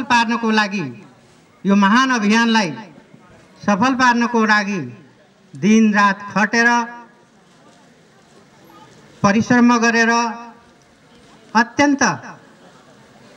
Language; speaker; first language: Nepali; native; Nepali